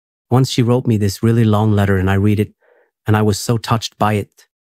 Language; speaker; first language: English; native; English